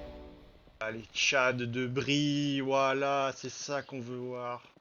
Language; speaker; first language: French; native; French